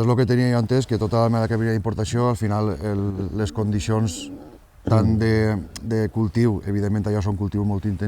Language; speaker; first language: Catalan; native; Catalan